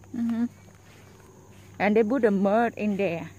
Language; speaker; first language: English; non-native, learner; Vietnamese